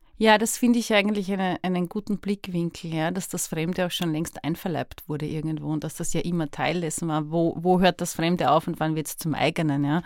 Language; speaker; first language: German; native; German